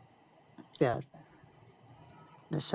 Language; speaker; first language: German; non-native, learner; Bangla